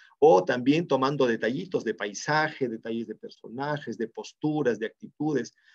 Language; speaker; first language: Spanish; native; Spanish